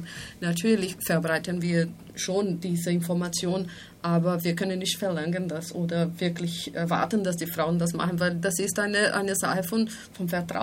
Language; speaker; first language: German; non-native, fluent; Spanish